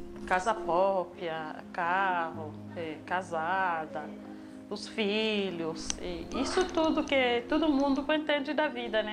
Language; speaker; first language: Portuguese; non-native, fluent; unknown